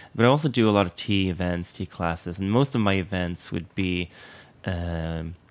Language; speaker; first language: English; non-native, fluent; Swedish